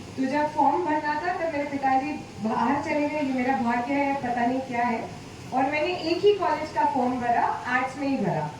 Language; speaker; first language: Hindi; non-native, local second language; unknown